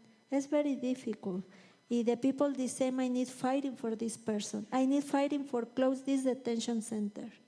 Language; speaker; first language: English; non-native, learner; Spanish